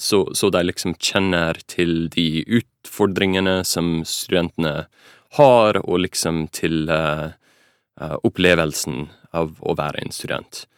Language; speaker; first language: Norwegian; non-native, fluent; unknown